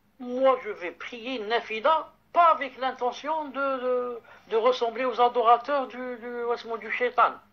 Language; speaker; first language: French; non-native, local second language; Arabic